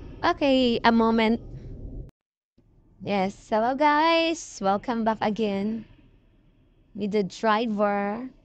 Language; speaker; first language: English; non-native, local second language; Filipino